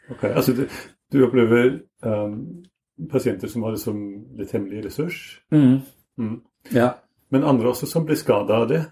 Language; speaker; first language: Norwegian; non-native, fluent; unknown